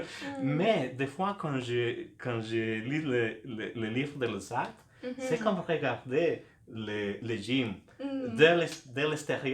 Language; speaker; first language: French; non-native, fluent; Spanish